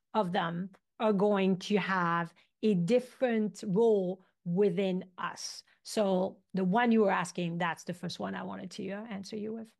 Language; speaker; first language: English; non-native, fluent; French